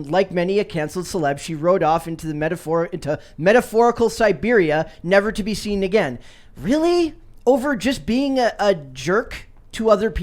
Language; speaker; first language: English; native; English